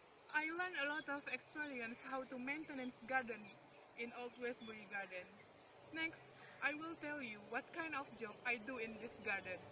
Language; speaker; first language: English; non-native, learner; Indonesian